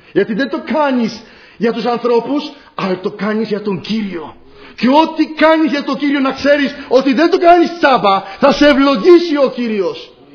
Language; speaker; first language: Greek; non-native, fluent; Polish